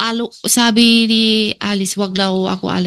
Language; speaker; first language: Filipino; non-native, learner; Chinese